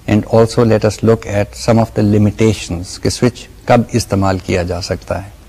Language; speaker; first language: English; non-native, local second language; Urdu